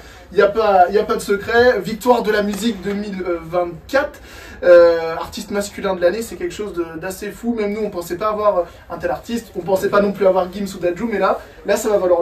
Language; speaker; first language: French; native; French